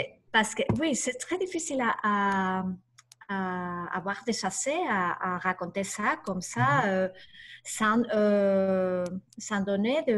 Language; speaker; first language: French; non-native, learner; Spanish